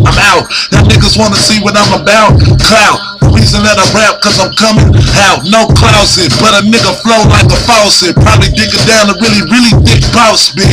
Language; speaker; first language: English; native; English